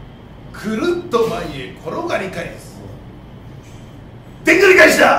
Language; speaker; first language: Japanese; native; Japanese